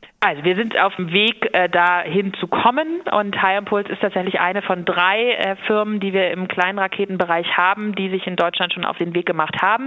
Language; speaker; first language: German; native; German